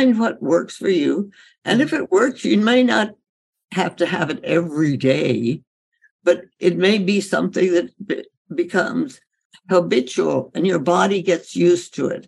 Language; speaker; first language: English; native; English